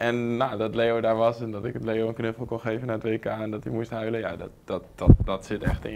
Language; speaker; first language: Dutch; native; Dutch